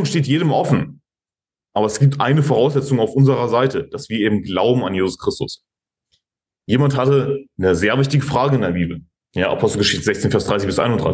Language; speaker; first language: German; native; German